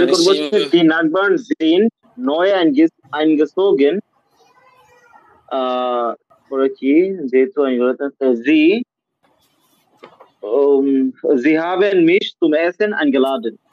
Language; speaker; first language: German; non-native, learner; Bangla